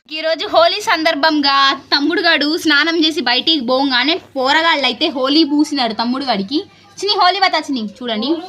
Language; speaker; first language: Telugu; native; Telugu